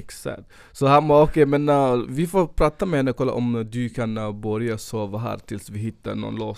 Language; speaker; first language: Swedish; non-native, fluent; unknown